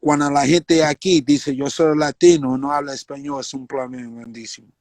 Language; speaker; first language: Spanish; early bilingual, other home language; English